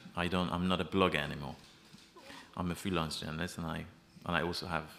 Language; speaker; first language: English; non-native, fluent; Persian